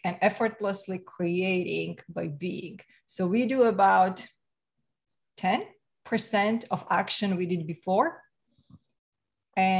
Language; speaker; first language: English; non-native, fluent; Slovak